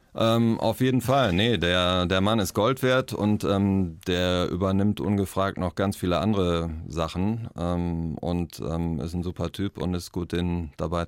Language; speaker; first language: German; native; German